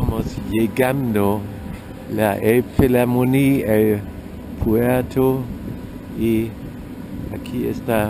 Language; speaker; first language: Spanish; non-native, fluent; German